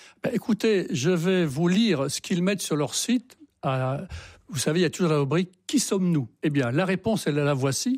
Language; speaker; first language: French; native; French